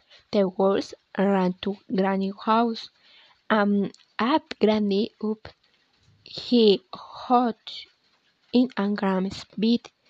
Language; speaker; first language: English; non-native, learner; Spanish